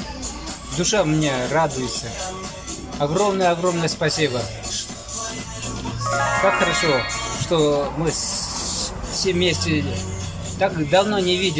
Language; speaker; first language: Russian; non-native, local second language; Chuvash